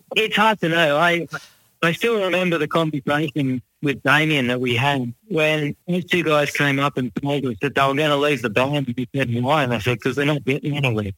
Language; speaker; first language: English; native; English